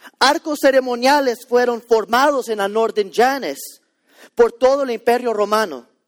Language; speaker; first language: Spanish; early bilingual, heritage; Spanish